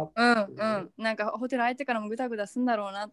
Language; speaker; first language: Japanese; native; Japanese